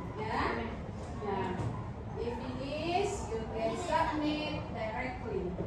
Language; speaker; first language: English; non-native, learner; Indonesian